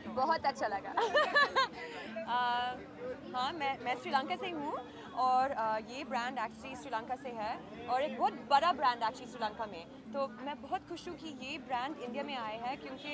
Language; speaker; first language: Hindi; non-native, learner; English